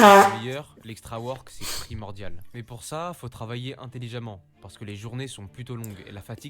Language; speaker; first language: French; native; French